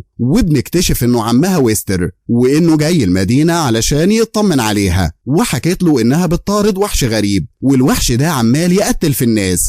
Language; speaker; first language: Arabic; native; Arabic